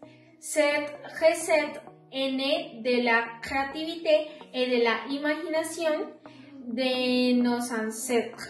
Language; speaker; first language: French; non-native, learner; Spanish